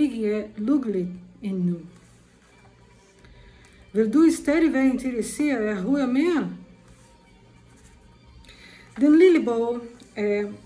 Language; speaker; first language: Danish; non-native, learner; Portuguese